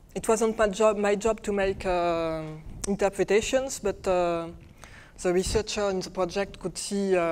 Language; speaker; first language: English; non-native, fluent; French